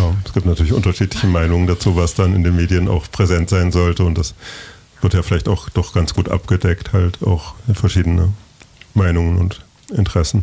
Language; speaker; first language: German; native; German